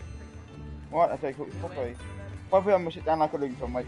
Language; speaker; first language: English; native; English